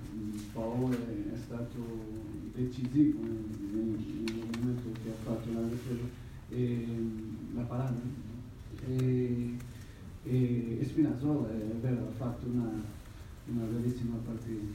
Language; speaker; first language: Italian; non-native, fluent; Portuguese